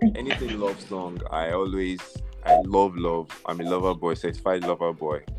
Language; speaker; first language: English; non-native, local second language; Yoruba